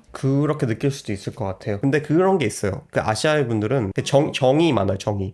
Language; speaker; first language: Korean; native; Korean